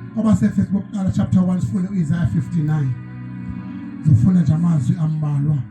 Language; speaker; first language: Zulu; non-native, local second language; Xhosa